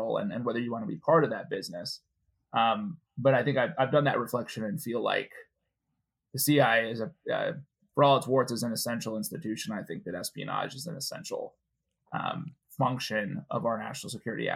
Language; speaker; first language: English; native; English